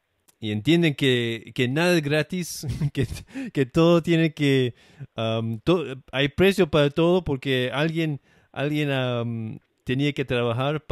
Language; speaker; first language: Spanish; non-native, learner; English